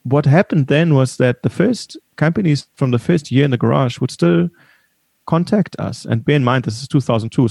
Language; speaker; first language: English; non-native, fluent; German